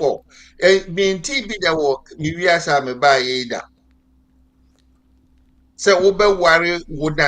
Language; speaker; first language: English; non-native, local second language; Akan